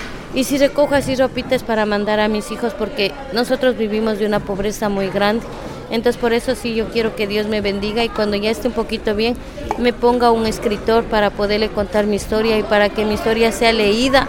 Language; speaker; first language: Spanish; native; Spanish